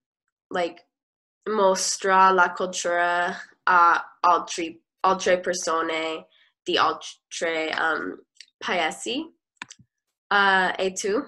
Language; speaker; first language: Italian; non-native, learner; English